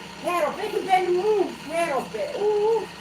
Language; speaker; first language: Dutch; non-native, learner; Kikuyu